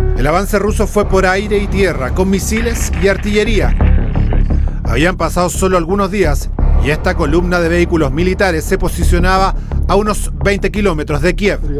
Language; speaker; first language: Spanish; native; Spanish